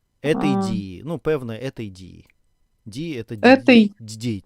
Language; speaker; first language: Ukrainian; non-native, learner; Russian